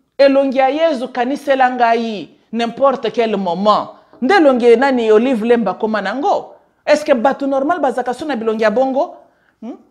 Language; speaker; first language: Lingala; native; Lingala